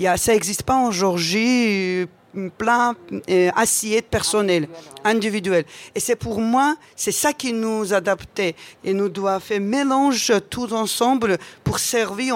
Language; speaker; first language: French; non-native, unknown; Georgian